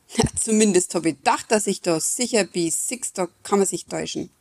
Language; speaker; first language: German; native; German